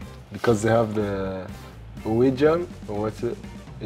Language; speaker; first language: English; non-native, fluent; Arabic